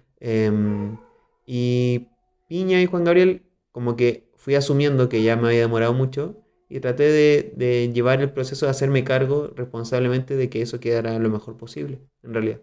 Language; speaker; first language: Spanish; native; Spanish